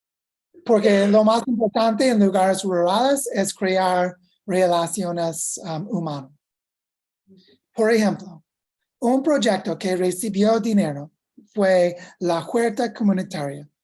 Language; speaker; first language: Spanish; non-native, fluent; English